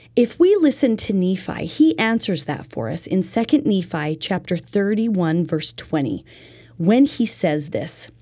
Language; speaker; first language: English; native; English